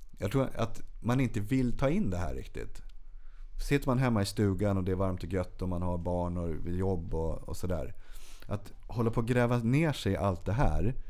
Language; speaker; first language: Swedish; native; Swedish